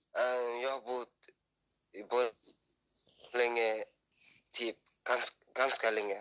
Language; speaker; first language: Swedish; early bilingual, other home language; Somali